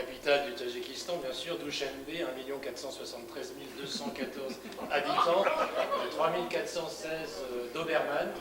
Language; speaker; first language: French; native; French